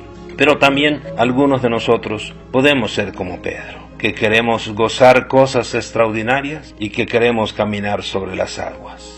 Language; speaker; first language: Spanish; native; Spanish